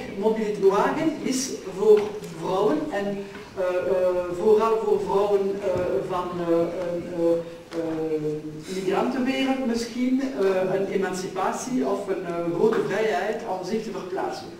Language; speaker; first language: Dutch; non-native, local second language; French